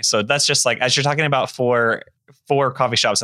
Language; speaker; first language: English; native; English